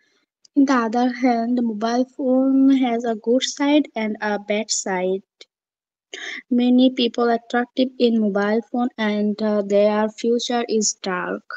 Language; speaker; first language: English; non-native, learner; Bangla